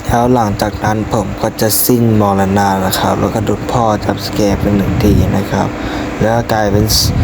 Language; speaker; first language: Thai; native; Thai